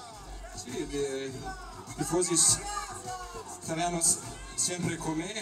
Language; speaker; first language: Italian; non-native, learner; Bosnian